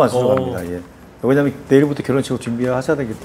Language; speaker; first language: Korean; native; Korean